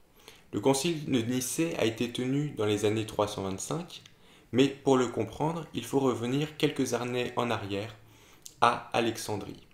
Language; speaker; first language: French; native; French